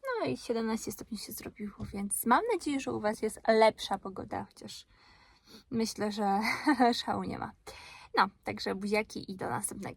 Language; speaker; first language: Polish; native; Polish